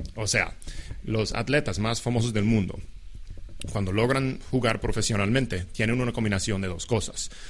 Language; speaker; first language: Spanish; non-native, fluent; English